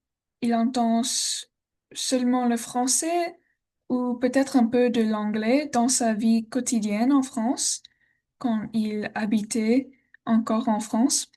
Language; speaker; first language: French; non-native, learner; English